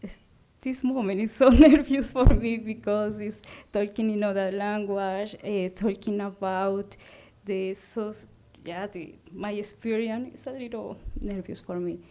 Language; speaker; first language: English; non-native, learner; Spanish